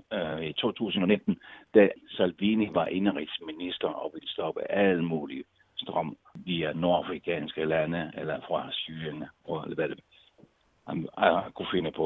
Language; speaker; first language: Danish; non-native, fluent; Italian